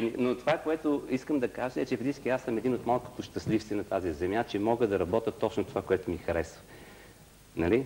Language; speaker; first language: Bulgarian; native; Bulgarian